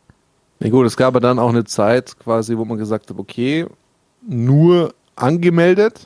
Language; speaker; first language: German; native; German